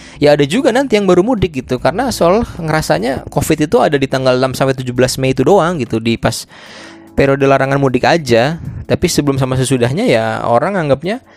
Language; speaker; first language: Indonesian; native; Indonesian